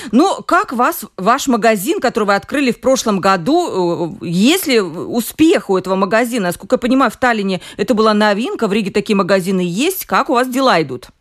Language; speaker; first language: Russian; native; Russian